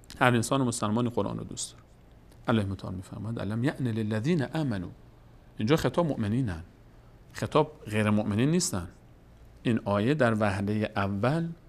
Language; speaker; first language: Persian; native; Persian